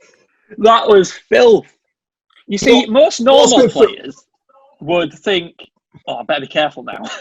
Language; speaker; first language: English; native; English